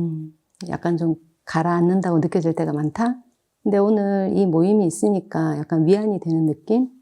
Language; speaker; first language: Korean; native; Korean